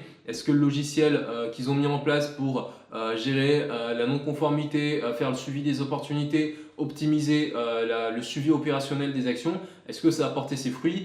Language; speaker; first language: French; native; French